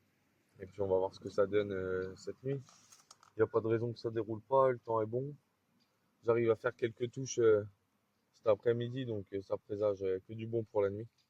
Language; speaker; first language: French; native; French